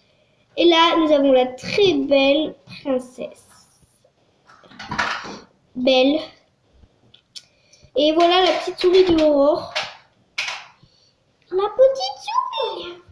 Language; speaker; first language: French; native; French